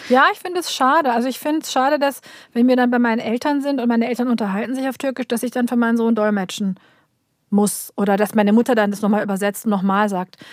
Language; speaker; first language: German; early bilingual, other home language; Turkish